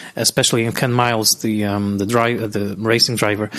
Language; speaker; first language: English; non-native, fluent; Polish